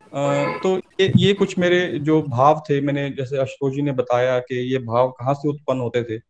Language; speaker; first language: Hindi; native; Hindi